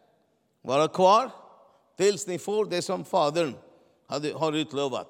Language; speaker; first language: Swedish; non-native, fluent; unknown